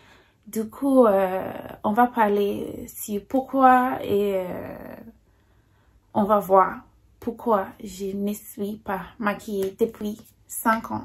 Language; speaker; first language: French; non-native, fluent; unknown